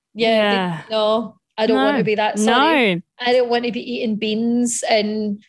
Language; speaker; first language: English; native; English